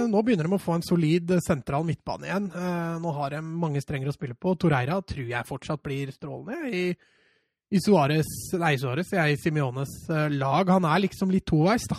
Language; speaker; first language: Norwegian; native; Norwegian